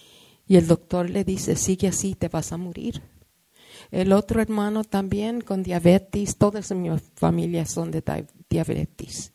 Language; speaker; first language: Spanish; early bilingual, heritage; Spanish